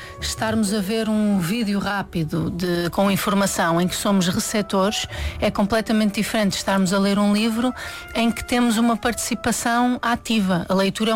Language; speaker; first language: Portuguese; native; Portuguese